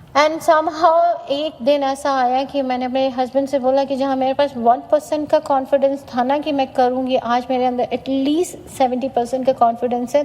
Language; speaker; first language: Hindi; native; Hindi